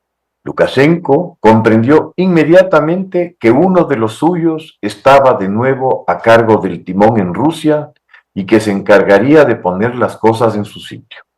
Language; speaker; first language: Spanish; native; Spanish